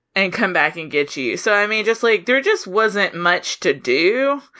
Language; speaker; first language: English; native; English